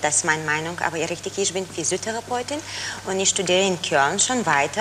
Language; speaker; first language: German; non-native, fluent; Bulgarian